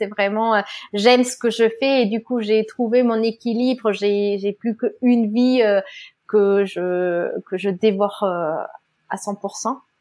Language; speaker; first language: French; non-native, fluent; German